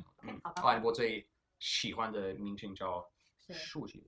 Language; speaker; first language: Chinese; early bilingual, heritage; English